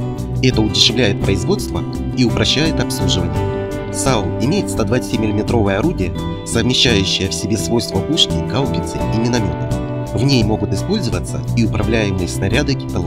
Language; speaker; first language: Russian; native; Russian